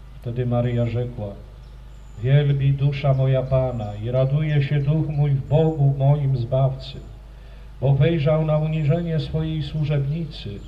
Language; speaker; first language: Polish; native; Polish